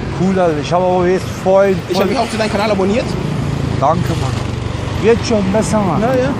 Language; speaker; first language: German; early bilingual, other home language; Turkish